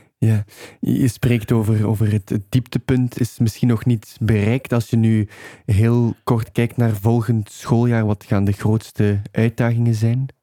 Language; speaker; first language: Dutch; native; Dutch